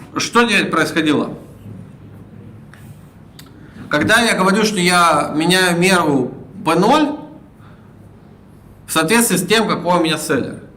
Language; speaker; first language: Russian; native; Russian